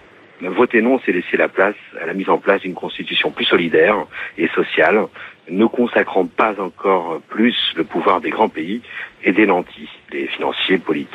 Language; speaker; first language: French; early bilingual, other home language; Portuguese